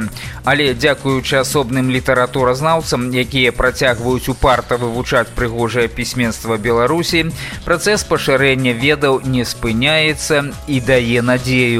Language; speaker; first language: Belarusian; native; Belarusian